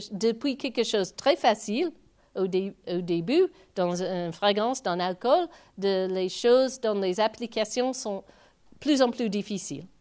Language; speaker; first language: French; non-native, fluent; English